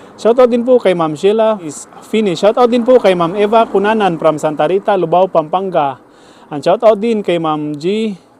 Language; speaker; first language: Filipino; non-native, local second language; Cebuano